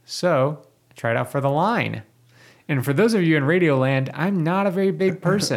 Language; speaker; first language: English; native; English